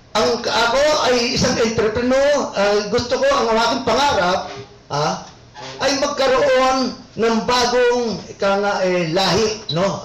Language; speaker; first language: Filipino; native; Filipino